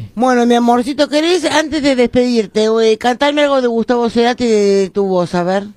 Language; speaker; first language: Spanish; native; Spanish